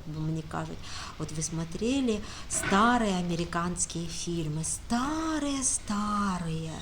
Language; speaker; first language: Ukrainian; native; Ukrainian